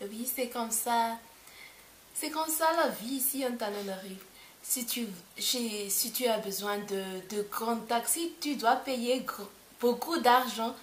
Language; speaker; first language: French; non-native, local second language; Malagasy